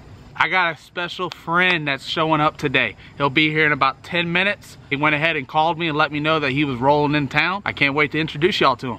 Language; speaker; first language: English; native; English